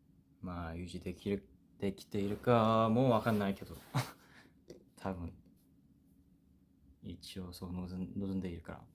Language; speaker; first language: Japanese; non-native, fluent; Korean